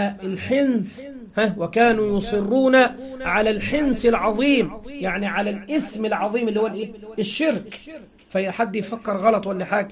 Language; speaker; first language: Arabic; native; Arabic